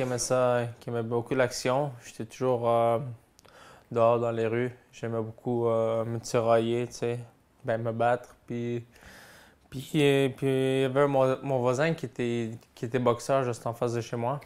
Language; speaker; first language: French; native; French